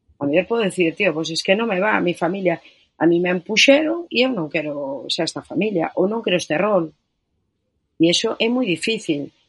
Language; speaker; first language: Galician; non-native, local second language; Spanish